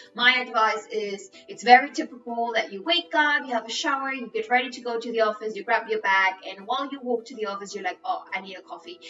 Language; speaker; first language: English; non-native, fluent; Spanish